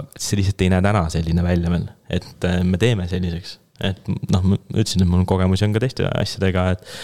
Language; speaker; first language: Estonian; native; Estonian